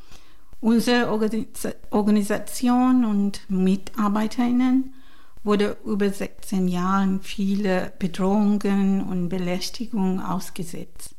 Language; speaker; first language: German; non-native, learner; Divehi